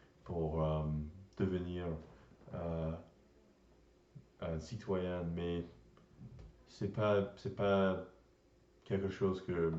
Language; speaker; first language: French; non-native, learner; English